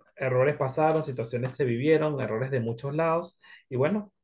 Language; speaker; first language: Spanish; native; Spanish